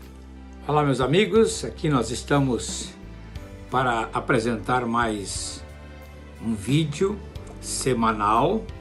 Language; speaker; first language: Portuguese; native; Portuguese